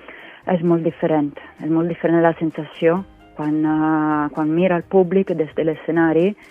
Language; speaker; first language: Catalan; non-native, fluent; Italian